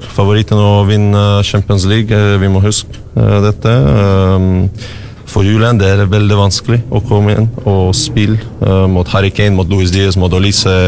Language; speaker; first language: Norwegian; non-native, learner; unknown